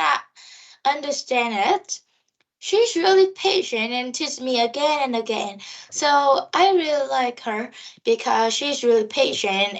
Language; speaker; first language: English; non-native, learner; Vietnamese